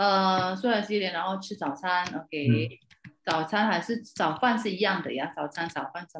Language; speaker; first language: Chinese; non-native, fluent; Indonesian